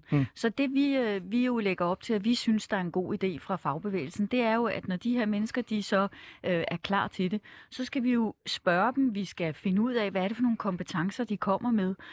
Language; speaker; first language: Danish; native; Danish